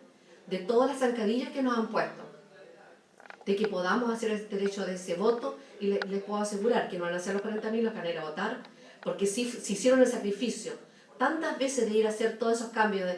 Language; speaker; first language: Spanish; native; Spanish